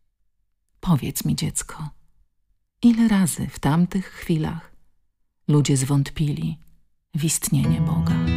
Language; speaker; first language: Polish; native; Polish